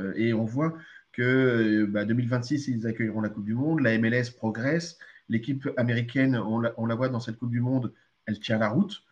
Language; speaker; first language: French; early bilingual, other home language; Arabic